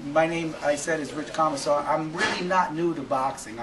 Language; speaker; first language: English; native; English